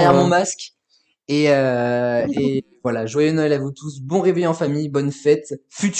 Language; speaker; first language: French; native; French